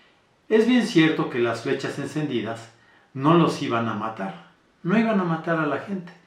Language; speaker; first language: Spanish; native; Spanish